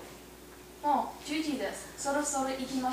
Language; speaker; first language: Japanese; non-native, learner; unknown